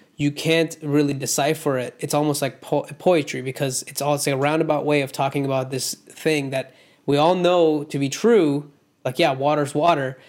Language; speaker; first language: English; non-native, local second language; Hindi